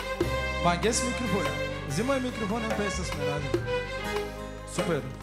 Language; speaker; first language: Bulgarian; non-native, local second language; Romany